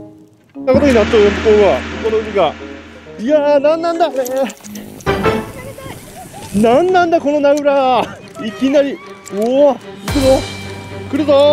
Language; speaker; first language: Japanese; native; Japanese